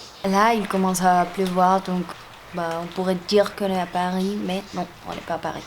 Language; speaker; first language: French; non-native, fluent; Spanish